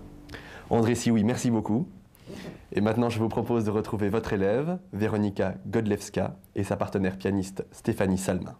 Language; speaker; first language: French; native; French